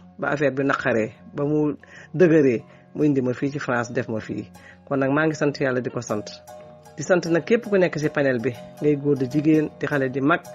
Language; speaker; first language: Wolof; non-native, local second language; Fula